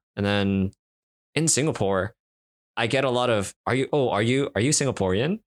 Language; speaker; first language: English; native; English